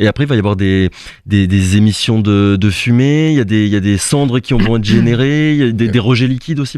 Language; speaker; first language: French; native; French